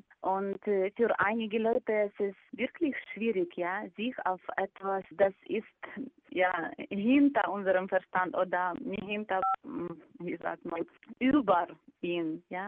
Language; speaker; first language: German; non-native, fluent; Ukrainian